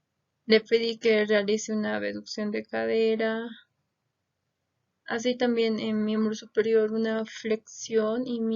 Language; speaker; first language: Spanish; native; Spanish